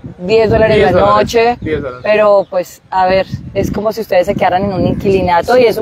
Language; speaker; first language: Spanish; native; Spanish